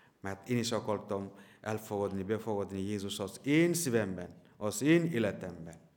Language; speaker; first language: Hungarian; non-native, learner; Bangla